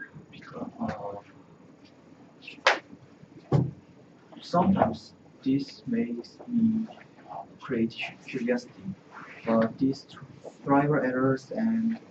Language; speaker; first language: English; non-native, learner; Korean